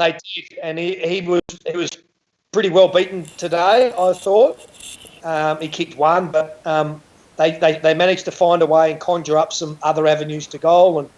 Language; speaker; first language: English; native; English